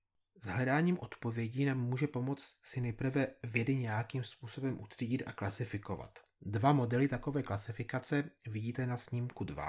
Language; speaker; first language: Czech; native; Czech